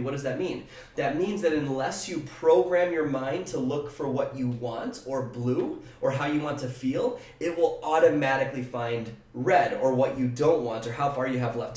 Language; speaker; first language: English; native; English